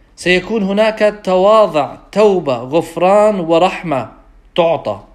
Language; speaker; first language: Arabic; non-native, fluent; English